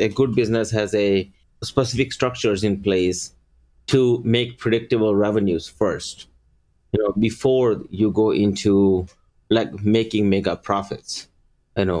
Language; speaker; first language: English; early bilingual, other home language; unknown